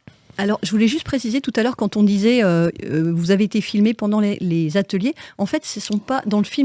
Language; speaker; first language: French; native; French